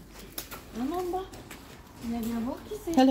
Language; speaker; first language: French; native; French